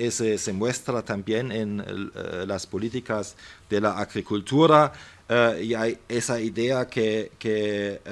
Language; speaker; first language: Spanish; non-native, fluent; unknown